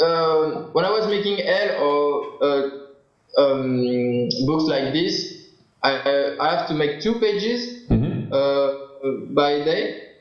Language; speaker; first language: English; non-native, learner; French